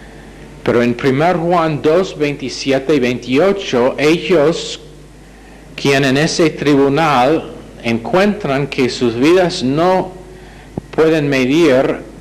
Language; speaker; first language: Spanish; non-native, fluent; English